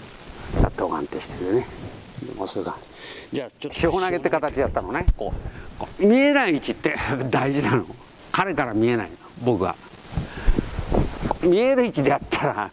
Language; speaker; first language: Japanese; native; Japanese